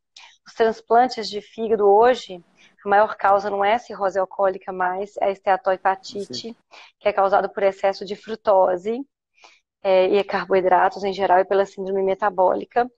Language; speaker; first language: Portuguese; native; Portuguese